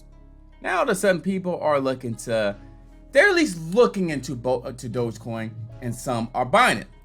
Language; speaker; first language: English; native; English